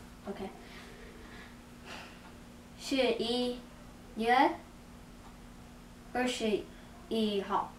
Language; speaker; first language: Chinese; non-native, learner; English